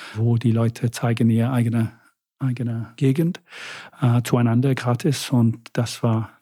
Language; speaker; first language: German; non-native, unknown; English